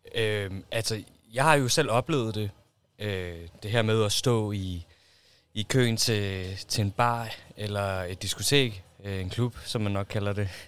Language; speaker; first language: Danish; early bilingual, other home language; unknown